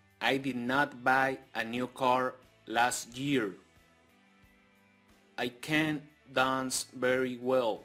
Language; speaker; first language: English; non-native, fluent; Spanish